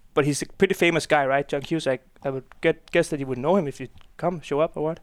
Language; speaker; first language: English; non-native, fluent; Danish